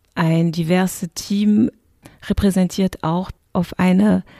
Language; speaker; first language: German; non-native, fluent; French